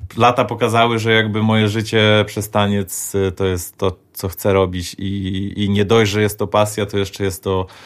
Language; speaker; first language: Polish; native; Polish